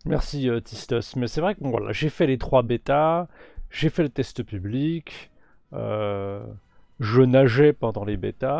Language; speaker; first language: French; native; French